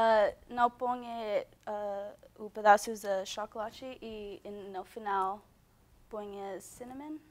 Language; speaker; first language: Portuguese; non-native, learner; English